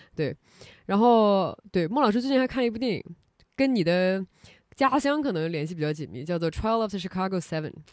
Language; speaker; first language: Chinese; native; Chinese